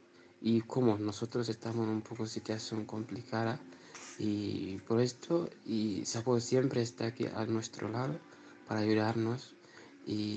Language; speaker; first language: Spanish; non-native, learner; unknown